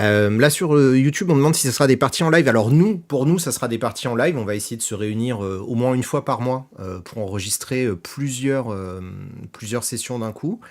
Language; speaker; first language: French; native; French